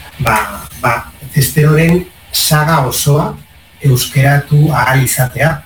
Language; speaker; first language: Basque; non-native, local second language; Spanish